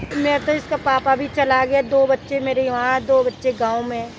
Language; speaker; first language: Hindi; native; Hindi